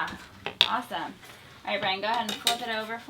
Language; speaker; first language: English; native; English